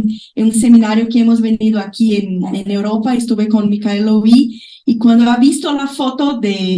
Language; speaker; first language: Spanish; non-native, fluent; Portuguese